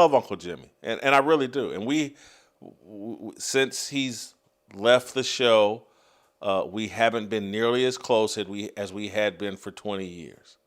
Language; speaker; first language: English; native; English